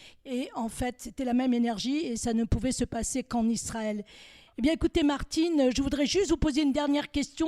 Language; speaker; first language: French; native; French